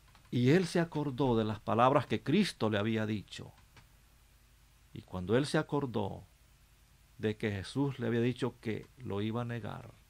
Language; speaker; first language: Spanish; native; Spanish